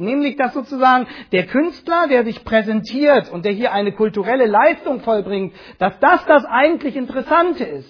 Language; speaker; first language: German; native; German